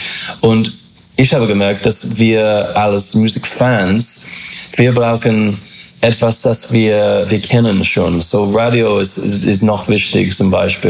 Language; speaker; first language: German; non-native, fluent; English